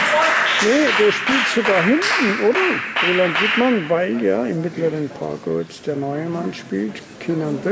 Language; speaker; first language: German; native; German